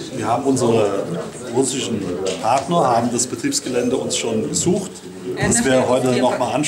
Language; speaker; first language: German; native; German